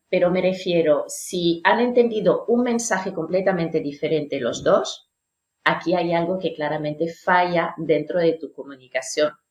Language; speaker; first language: Spanish; non-native, fluent; French